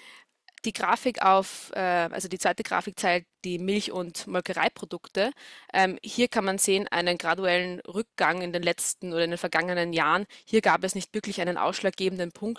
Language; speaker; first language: German; native; German